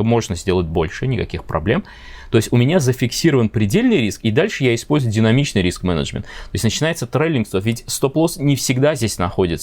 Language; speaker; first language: Russian; native; Russian